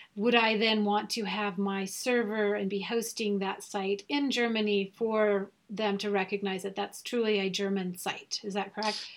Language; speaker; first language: English; non-native, fluent; German